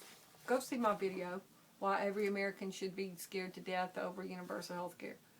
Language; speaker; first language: English; native; English